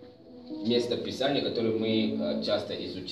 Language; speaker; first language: Russian; non-native, fluent; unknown